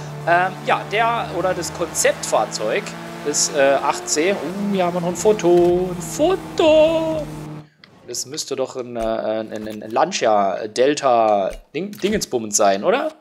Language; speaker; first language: German; native; German